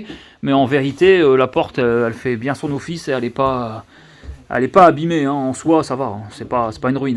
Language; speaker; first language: French; native; French